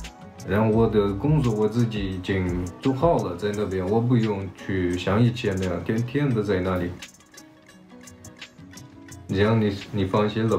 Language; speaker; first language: Chinese; early bilingual, heritage; Chinese